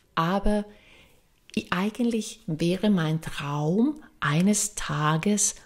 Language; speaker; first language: German; non-native, fluent; Finnish